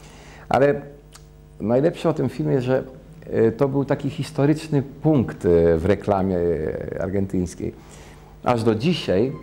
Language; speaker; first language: Polish; early bilingual, heritage; Polish